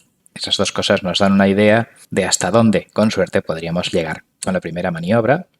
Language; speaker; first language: Spanish; native; Spanish